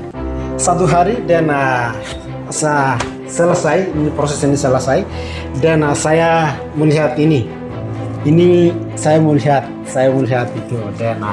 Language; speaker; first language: Indonesian; non-native, learner; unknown